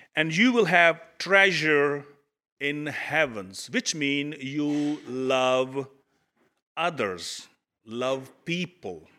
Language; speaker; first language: English; non-native, local second language; Urdu